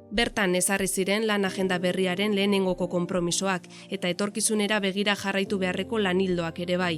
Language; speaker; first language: Basque; native; Basque